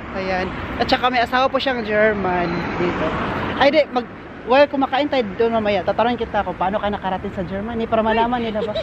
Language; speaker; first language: Filipino; non-native, local second language; Cebuano